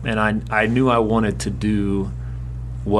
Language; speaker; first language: English; native; English